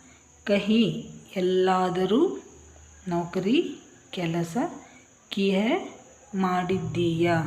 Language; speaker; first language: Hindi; non-native, local second language; Kannada